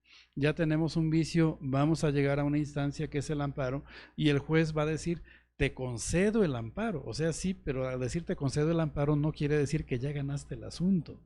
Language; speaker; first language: Spanish; native; Spanish